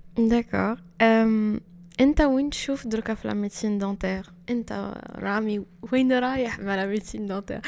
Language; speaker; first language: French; non-native, local second language; Arabic